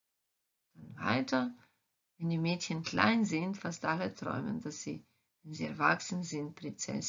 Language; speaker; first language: German; non-native, fluent; Croatian